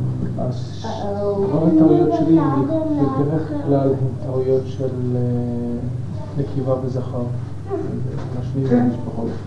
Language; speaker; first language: Hebrew; non-native, fluent; English